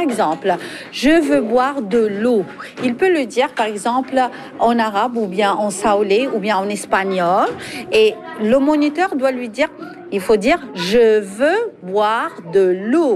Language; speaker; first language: French; non-native, local second language; Arabic